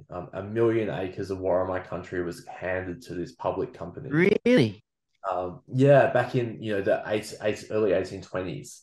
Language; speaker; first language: English; native; English